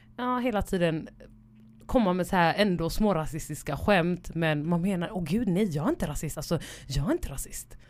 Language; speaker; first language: Swedish; early bilingual, other home language; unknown